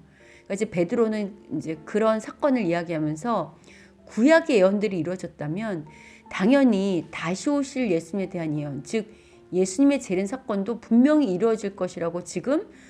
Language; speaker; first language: Korean; native; Korean